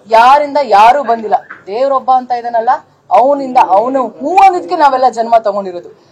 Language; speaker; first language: Kannada; native; Kannada